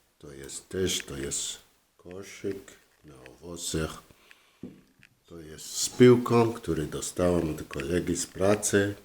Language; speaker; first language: Polish; non-native, learner; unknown